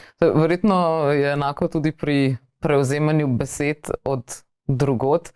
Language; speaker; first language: Slovenian; native; Slovenian